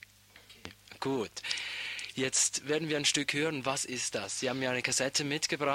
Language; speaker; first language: German; native; German